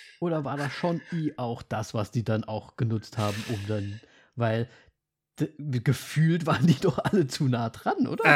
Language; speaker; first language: German; native; German